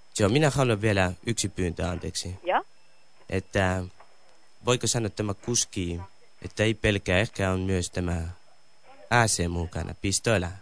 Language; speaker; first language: Finnish; non-native, learner; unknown